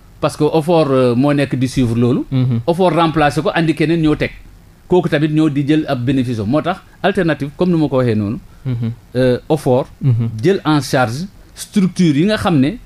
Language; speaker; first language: Wolof; non-native, local second language; Jola-Fonyi